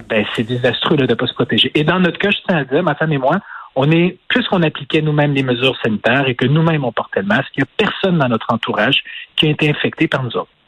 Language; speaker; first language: French; early bilingual, other home language; Portuguese